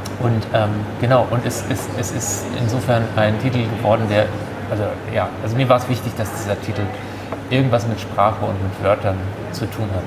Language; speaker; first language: German; early bilingual, other home language; Turkish